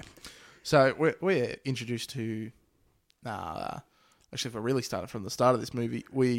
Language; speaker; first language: English; native; English